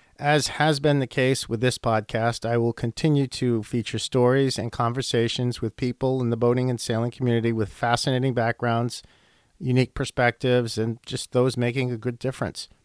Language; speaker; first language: English; native; English